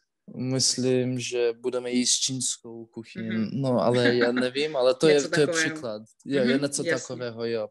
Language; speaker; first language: Czech; non-native, learner; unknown